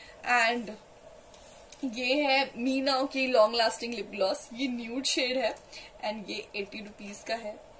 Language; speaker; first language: Hindi; native; Hindi